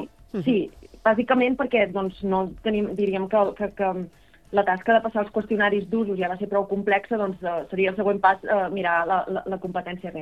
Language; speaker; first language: Catalan; native; Catalan